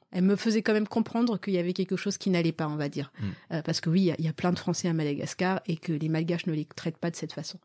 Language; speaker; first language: French; early bilingual, other home language; Malagasy